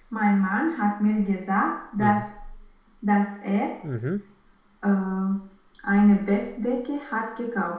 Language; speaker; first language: German; non-native, learner; Romanian